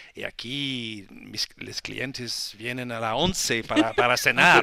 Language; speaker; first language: Spanish; non-native, learner; French